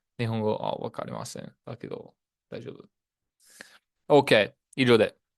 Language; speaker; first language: Japanese; non-native, learner; English